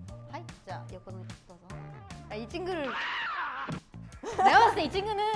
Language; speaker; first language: Korean; native; Korean